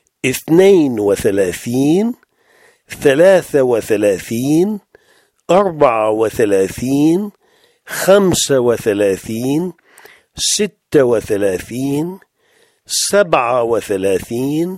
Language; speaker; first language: Arabic; non-native, fluent; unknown